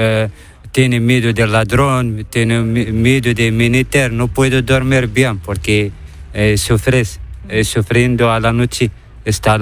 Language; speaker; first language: Spanish; non-native, learner; Arabic